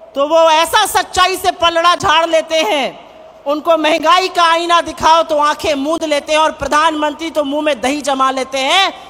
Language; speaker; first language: Hindi; native; Hindi